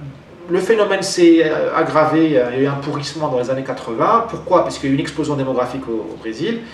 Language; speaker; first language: French; non-native, local second language; Arabic